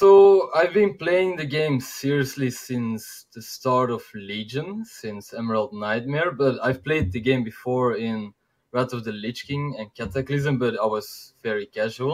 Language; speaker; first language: English; non-native, fluent; Dutch